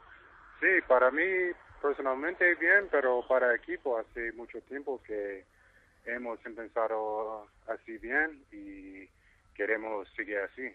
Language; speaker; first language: Spanish; non-native, fluent; English